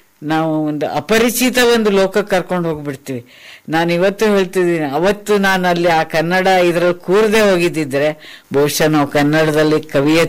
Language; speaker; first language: Kannada; non-native, local second language; Konkani